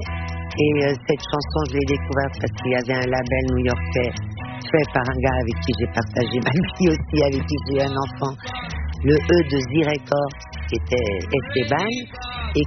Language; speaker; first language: French; non-native, fluent; Portuguese